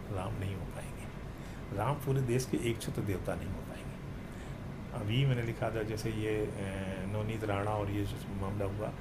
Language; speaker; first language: Hindi; native; Hindi